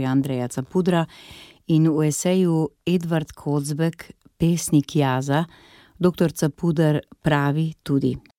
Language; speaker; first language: Slovenian; native; Slovenian